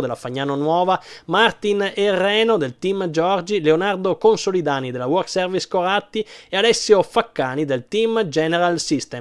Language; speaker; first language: Italian; native; Italian